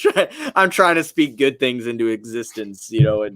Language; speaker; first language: English; native; English